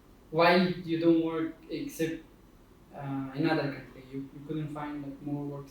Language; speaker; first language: English; non-native, fluent; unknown